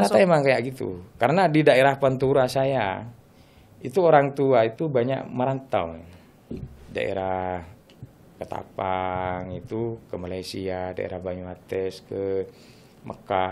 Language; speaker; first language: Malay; non-native, local second language; Madurese